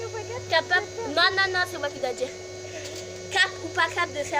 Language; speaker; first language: French; native; French